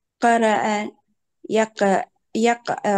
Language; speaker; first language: Arabic; non-native, learner; Chinese